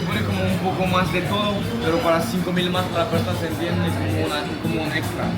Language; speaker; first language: Spanish; non-native, learner; French